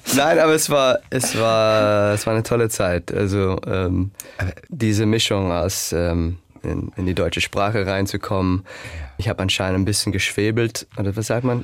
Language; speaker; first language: German; non-native, fluent; English